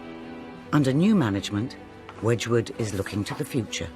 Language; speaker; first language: English; native; English